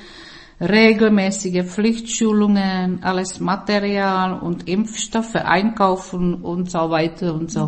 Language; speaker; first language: German; non-native, fluent; Czech